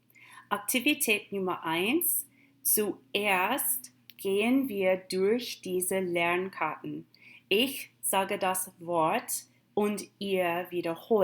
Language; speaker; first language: German; non-native, fluent; English